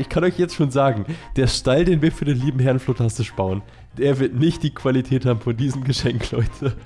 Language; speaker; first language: German; native; German